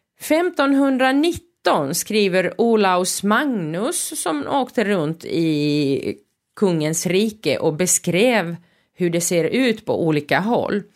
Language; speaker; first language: Swedish; non-native, local second language; Finnish